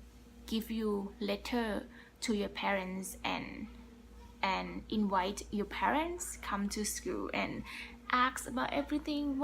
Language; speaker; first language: English; non-native, learner; Thai